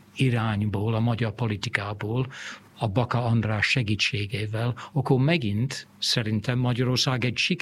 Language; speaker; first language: Hungarian; non-native, fluent; English